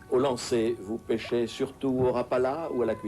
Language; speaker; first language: French; native; French